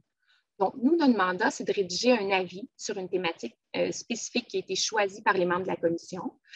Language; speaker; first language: French; native; French